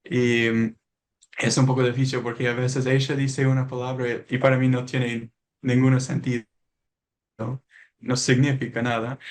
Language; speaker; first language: Spanish; non-native, learner; English